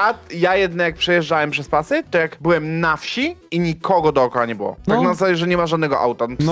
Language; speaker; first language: Polish; native; Polish